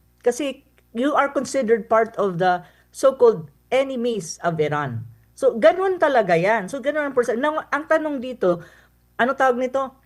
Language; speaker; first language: Filipino; non-native, local second language; Cebuano